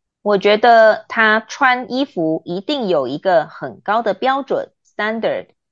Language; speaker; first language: Chinese; native; Chinese